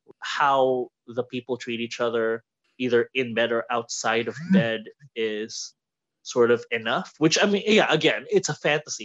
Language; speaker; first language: English; non-native, local second language; Filipino